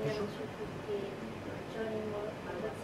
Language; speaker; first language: Russian; non-native, learner; English